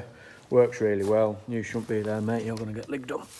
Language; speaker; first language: English; native; English